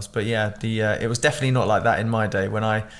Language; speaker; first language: English; native; English